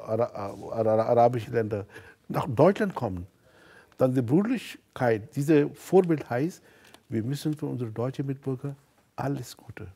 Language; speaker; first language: German; non-native, fluent; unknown